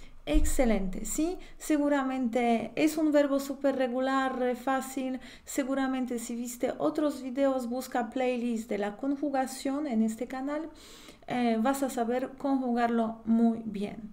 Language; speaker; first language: Spanish; non-native, fluent; Polish